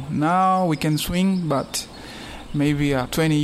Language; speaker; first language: English; non-native, learner; Spanish